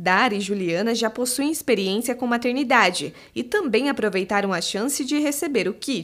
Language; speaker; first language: Portuguese; native; Portuguese